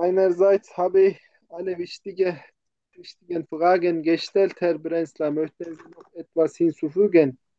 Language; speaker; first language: German; non-native, learner; Turkish